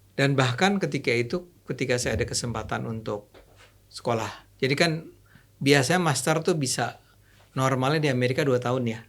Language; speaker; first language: Indonesian; native; Indonesian